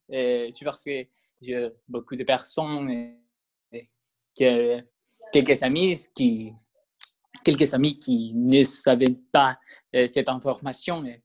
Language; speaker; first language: French; non-native, learner; Spanish